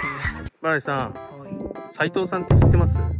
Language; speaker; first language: Japanese; native; Japanese